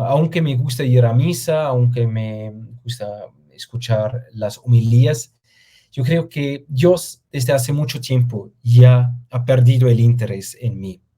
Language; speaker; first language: Spanish; non-native, fluent; German